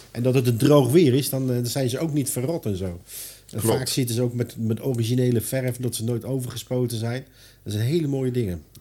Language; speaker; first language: Dutch; non-native, fluent; Italian